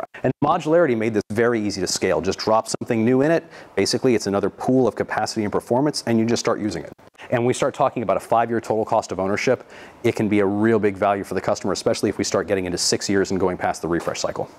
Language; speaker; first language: English; native; English